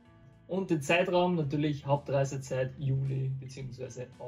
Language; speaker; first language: German; native; German